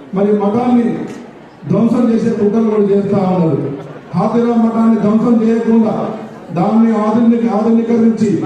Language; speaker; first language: Telugu; non-native, local second language; Lambadi